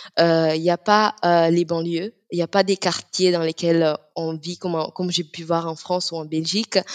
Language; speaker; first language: French; non-native, fluent; Italian